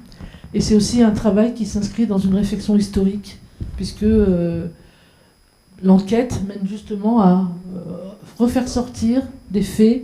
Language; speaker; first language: French; native; French